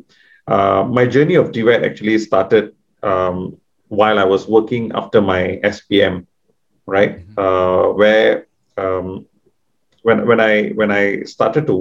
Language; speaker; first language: English; non-native, local second language; Tamil